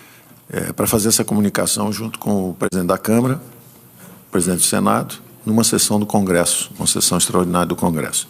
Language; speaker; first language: Portuguese; native; Portuguese